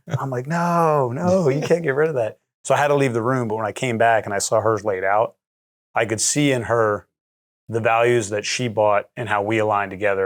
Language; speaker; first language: English; native; English